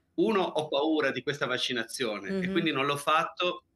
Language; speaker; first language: Italian; native; Italian